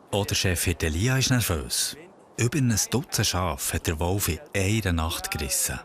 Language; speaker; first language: German; native; German